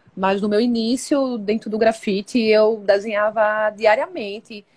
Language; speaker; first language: Portuguese; native; Portuguese